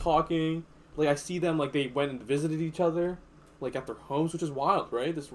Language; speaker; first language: English; native; English